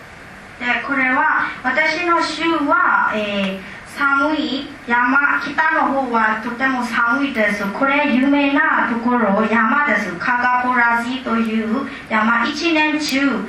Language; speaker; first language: Japanese; non-native, learner; Burmese